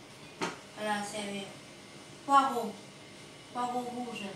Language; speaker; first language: French; non-native, learner; Vietnamese